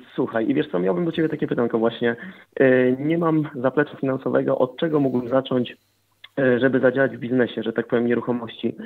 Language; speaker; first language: Polish; native; Polish